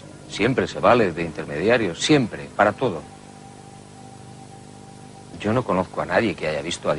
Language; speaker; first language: Spanish; native; Spanish